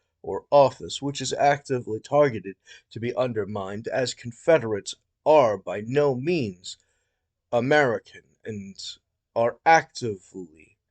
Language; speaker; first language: English; native; English